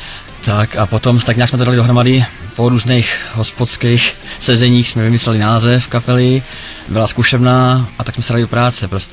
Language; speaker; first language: Czech; native; Czech